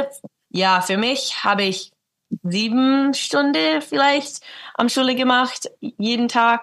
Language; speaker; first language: German; non-native, learner; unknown